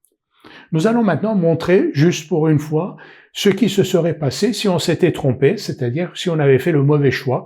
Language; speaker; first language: French; native; French